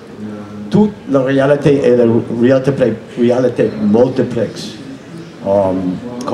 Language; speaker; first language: French; non-native, learner; English